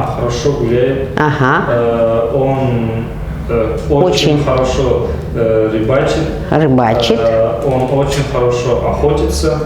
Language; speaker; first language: Russian; non-native, local second language; Kazakh